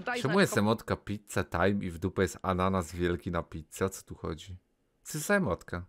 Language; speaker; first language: Polish; native; Polish